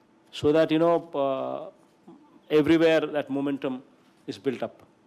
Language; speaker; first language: English; non-native, local second language; Telugu